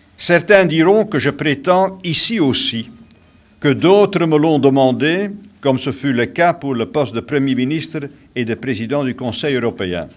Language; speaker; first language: French; non-native, local second language; Dutch